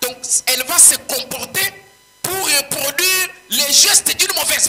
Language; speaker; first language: French; non-native, local second language; Swahili